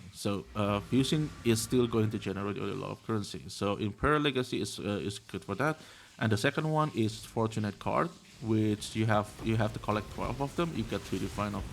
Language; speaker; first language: English; non-native, fluent; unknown